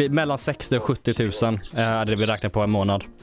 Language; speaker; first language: Swedish; native; Swedish